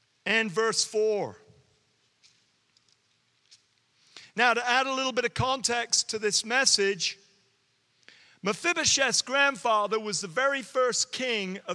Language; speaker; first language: English; native; English